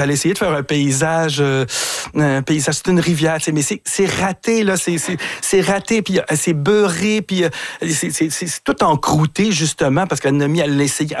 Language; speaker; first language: French; native; French